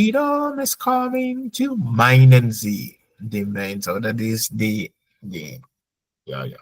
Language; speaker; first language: German; non-native, fluent; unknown